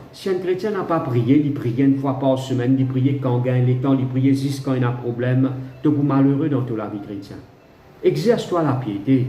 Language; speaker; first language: French; non-native, local second language; Morisyen